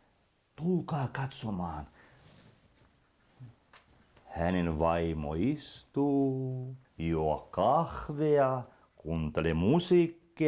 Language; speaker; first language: Finnish; non-native, local second language; Russian